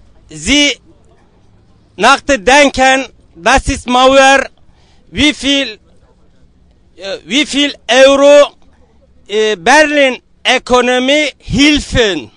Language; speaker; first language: German; non-native, learner; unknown